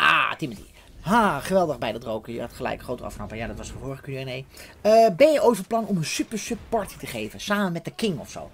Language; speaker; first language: Dutch; native; Dutch